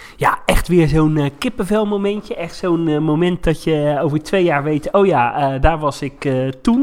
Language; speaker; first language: Dutch; native; Dutch